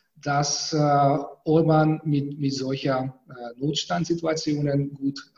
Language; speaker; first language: German; non-native, fluent; Hungarian